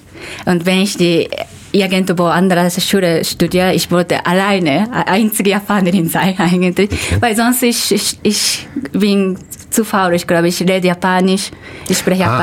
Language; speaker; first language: German; non-native, fluent; Japanese